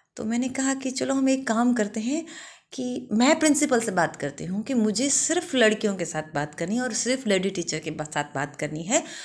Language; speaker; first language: Hindi; non-native, local second language; Gujarati